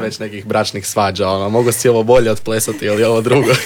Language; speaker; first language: Serbian; native; Serbian